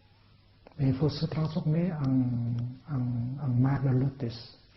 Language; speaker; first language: French; non-native, fluent; Vietnamese